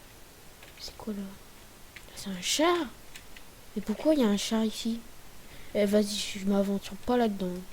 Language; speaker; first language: French; native; French